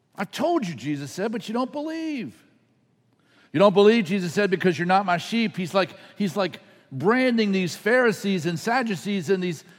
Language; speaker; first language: English; native; English